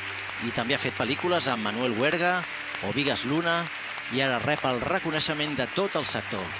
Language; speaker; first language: Catalan; native; Catalan